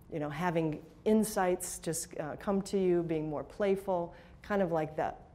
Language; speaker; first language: English; native; English